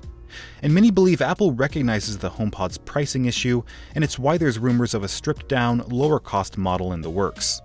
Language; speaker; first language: English; native; English